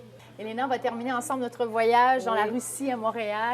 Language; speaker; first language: French; native; French